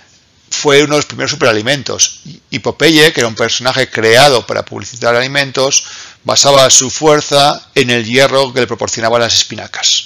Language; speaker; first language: Spanish; native; Spanish